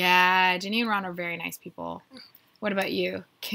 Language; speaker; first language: English; native; English